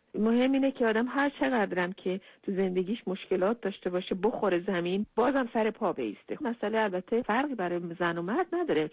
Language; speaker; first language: Persian; native; Persian